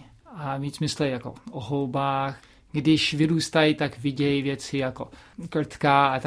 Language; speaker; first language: Czech; early bilingual, heritage; Czech